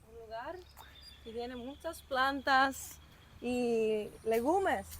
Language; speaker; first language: Spanish; non-native, learner; Greek